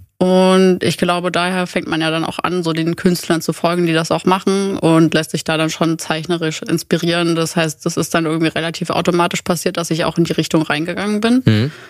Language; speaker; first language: German; native; German